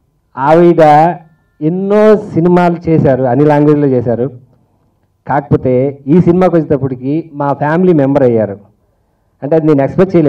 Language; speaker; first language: Telugu; native; Telugu